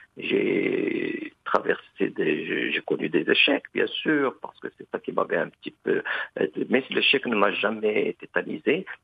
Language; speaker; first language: French; non-native, local second language; Arabic